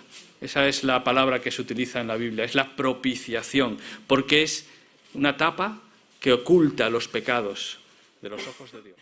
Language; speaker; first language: Spanish; native; Spanish